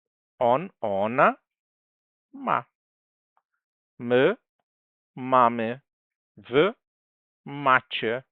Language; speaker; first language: Polish; non-native, fluent; Portuguese